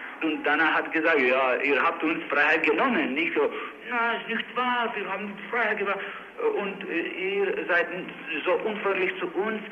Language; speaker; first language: German; non-native, learner; Czech